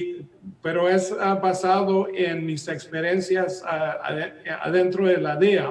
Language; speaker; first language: Spanish; early bilingual, heritage; Spanish